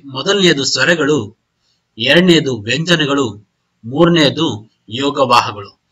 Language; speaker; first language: Kannada; non-native, local second language; Urdu